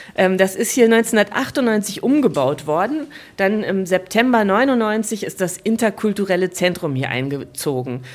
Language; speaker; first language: German; native; German